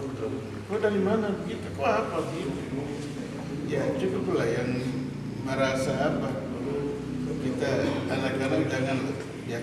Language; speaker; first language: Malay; non-native, local second language; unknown